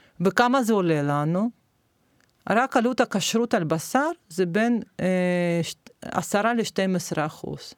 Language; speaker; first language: Hebrew; non-native, fluent; Russian